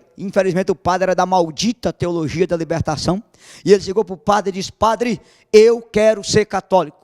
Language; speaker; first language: Portuguese; native; Portuguese